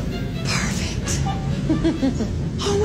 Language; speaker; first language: English; native; English